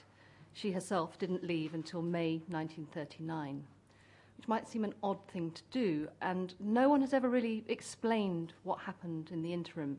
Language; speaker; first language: English; native; English